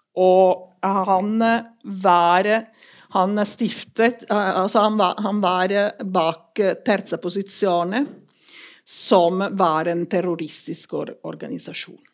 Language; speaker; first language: Norwegian; non-native, fluent; Italian